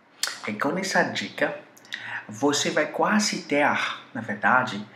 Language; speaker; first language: Portuguese; non-native, fluent; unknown